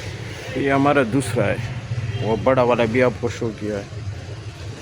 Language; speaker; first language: Hindi; non-native, local second language; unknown